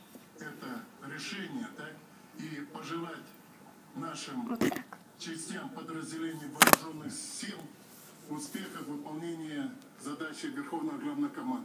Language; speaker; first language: Russian; native; Russian